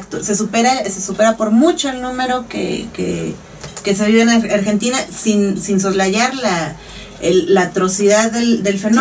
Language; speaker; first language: Spanish; native; Spanish